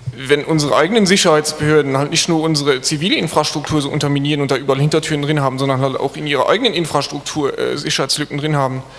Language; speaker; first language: German; non-native, local second language; Luxembourgish